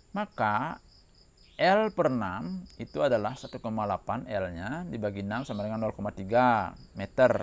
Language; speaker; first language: Indonesian; native; Indonesian